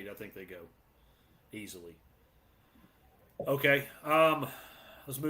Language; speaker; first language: English; native; English